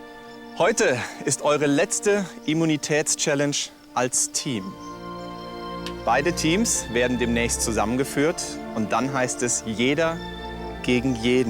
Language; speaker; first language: German; native; German